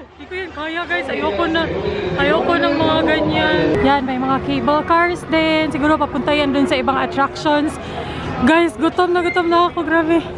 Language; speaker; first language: Filipino; non-native, local second language; Cebuano